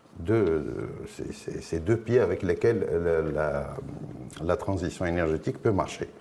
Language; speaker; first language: French; non-native, local second language; Arabic